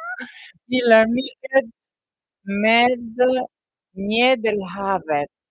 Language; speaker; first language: Swedish; non-native, learner; Italian